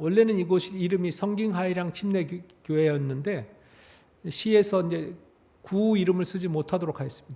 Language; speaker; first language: Korean; native; Korean